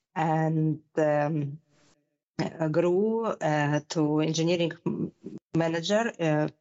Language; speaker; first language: English; non-native, fluent; Russian